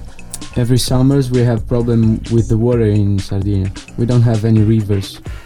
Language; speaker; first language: English; non-native, learner; Italian